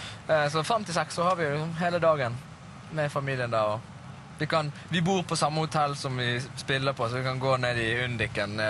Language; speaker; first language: Norwegian; native; Norwegian